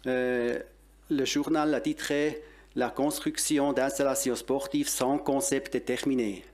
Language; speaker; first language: French; non-native, local second language; German